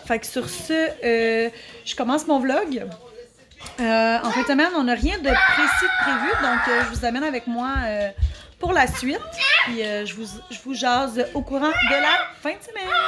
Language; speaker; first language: French; native; French